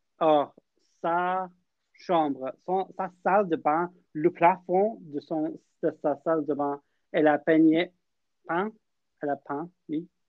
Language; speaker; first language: French; non-native, learner; English